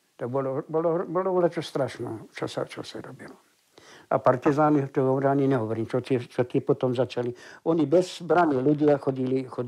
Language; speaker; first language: Slovak; non-native, local second language; German